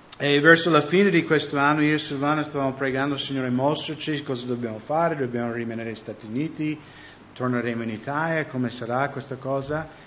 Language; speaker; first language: Italian; non-native, fluent; English